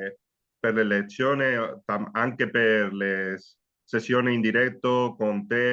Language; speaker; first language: Italian; non-native, learner; Spanish